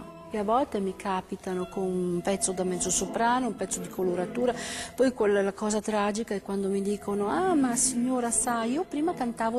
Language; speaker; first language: Italian; native; Italian